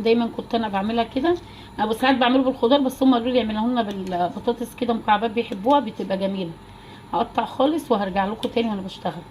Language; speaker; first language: Arabic; native; Arabic